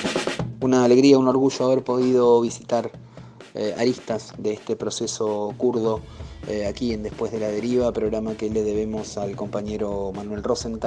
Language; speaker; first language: Spanish; native; Spanish